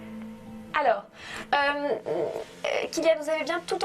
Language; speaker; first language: French; native; French